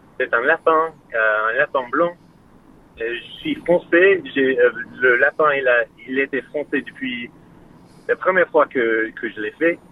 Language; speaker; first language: French; non-native, fluent; English